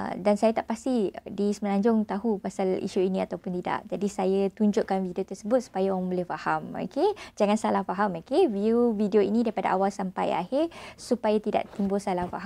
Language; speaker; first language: Malay; non-native, local second language; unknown